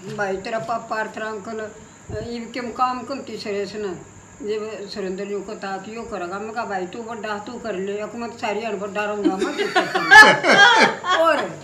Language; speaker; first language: Hindi; native; Hindi